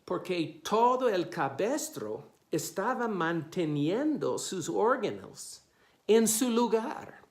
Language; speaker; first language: Spanish; non-native, fluent; English